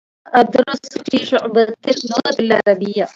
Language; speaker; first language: Arabic; non-native, learner; Tamil